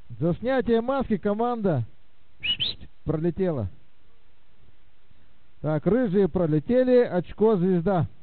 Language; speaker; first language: Russian; native; Russian